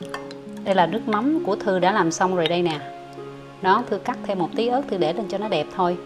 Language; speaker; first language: Vietnamese; native; Vietnamese